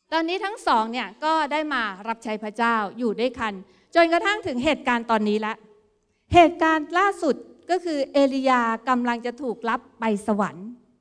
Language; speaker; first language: Thai; native; Thai